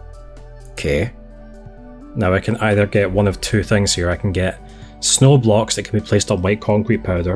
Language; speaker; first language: English; native; English